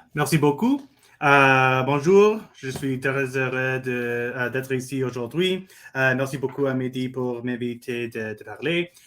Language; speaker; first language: French; non-native, learner; English